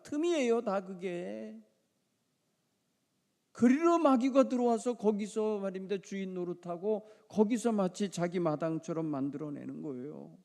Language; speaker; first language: Korean; native; Korean